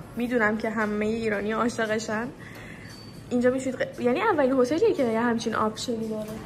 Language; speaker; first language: Persian; native; Persian